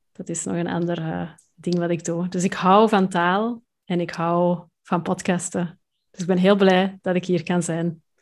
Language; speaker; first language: Dutch; native; Dutch